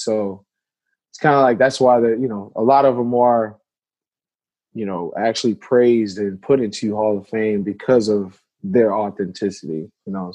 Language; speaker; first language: English; native; English